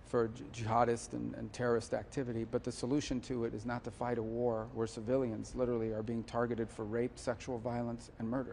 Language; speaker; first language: English; native; English